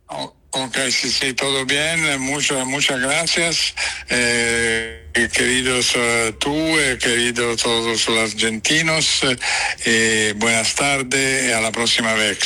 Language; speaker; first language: Spanish; non-native, fluent; Italian